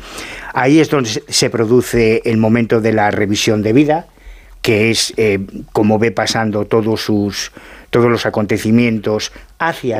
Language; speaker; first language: Spanish; native; Spanish